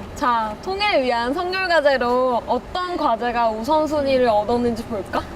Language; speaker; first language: Korean; native; Korean